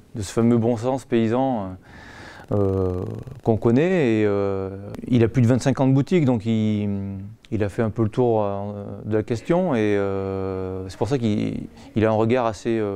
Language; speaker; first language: French; native; French